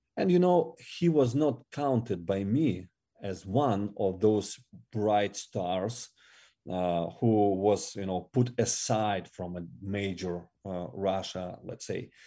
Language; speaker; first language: English; non-native, fluent; Russian